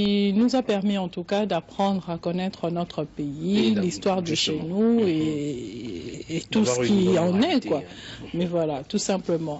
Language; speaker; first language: French; non-native, local second language; Lingala